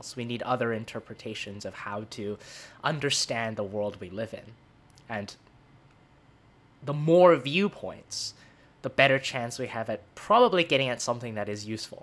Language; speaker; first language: English; non-native, local second language; Cantonese